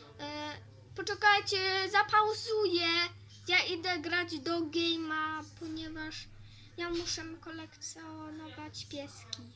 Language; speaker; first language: Polish; early bilingual, heritage; Polish